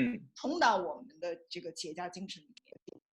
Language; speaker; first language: Chinese; native; Chinese